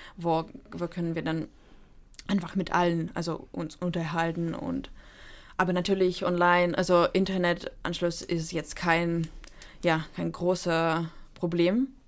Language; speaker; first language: German; non-native, fluent; Ukrainian